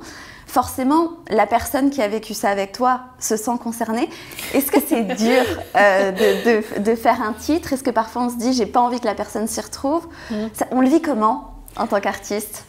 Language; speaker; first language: French; native; French